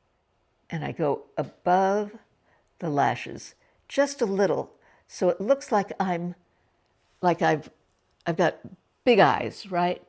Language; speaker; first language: English; native; English